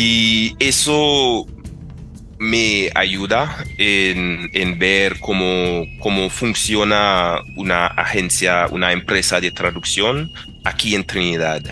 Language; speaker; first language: Spanish; non-native, fluent; English